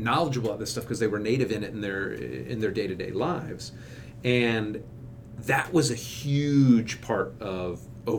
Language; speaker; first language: English; native; English